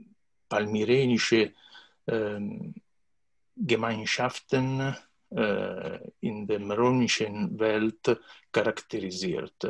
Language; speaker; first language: German; non-native, learner; Italian